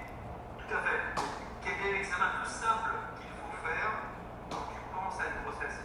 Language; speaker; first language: French; native; French